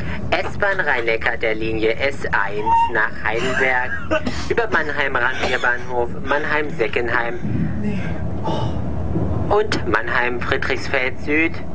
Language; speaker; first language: German; native; German